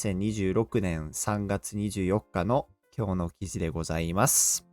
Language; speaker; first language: Japanese; non-native, fluent; English